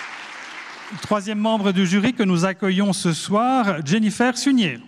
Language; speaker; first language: French; native; French